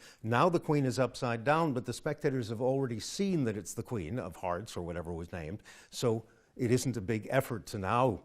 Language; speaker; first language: English; native; English